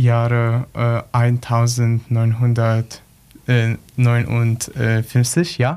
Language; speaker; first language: German; non-native, learner; Polish